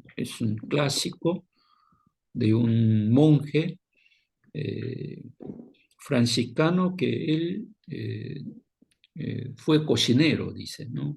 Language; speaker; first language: Spanish; non-native, fluent; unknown